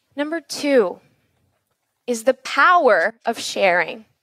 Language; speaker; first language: English; native; English